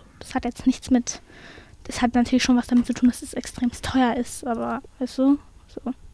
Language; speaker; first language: German; early bilingual, other home language; Persian